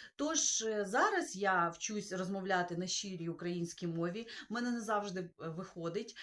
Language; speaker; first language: Ukrainian; non-native, local second language; Russian